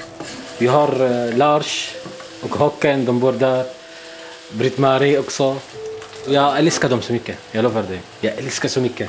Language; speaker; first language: Swedish; non-native, learner; Arabic